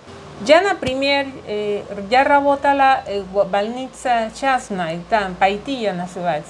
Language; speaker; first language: Russian; non-native, learner; Spanish